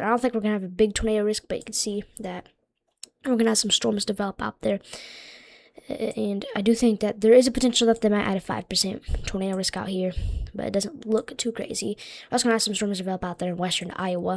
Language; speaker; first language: English; native; English